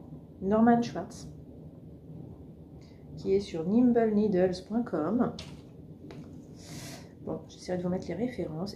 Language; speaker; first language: French; native; French